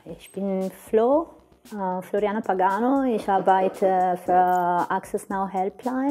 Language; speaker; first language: German; non-native, fluent; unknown